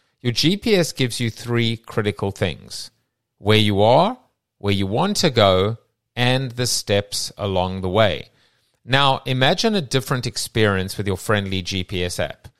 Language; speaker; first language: English; native; English